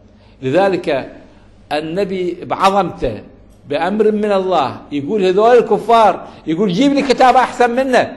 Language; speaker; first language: Arabic; native; Arabic